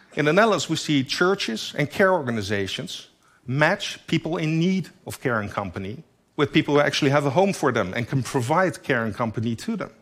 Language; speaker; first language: English; non-native, fluent; Dutch